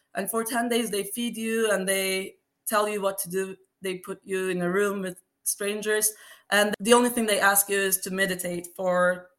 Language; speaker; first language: English; non-native, fluent; Turkish